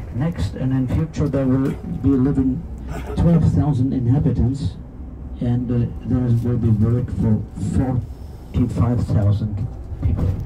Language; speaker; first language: English; non-native, fluent; German